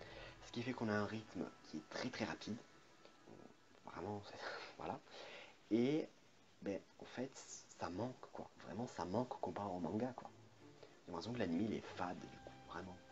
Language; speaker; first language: French; native; French